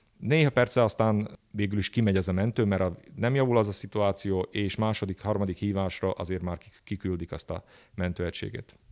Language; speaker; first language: Hungarian; native; Hungarian